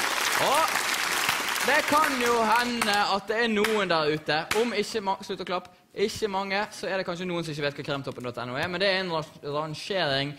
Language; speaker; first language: Norwegian; native; Norwegian